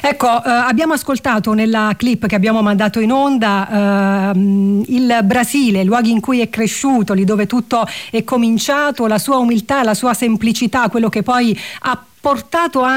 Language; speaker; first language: Italian; native; Italian